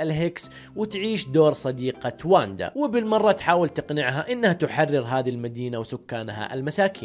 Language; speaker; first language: Arabic; native; Arabic